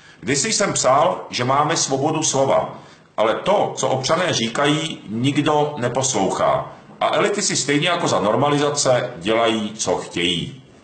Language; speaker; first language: Czech; early bilingual, other home language; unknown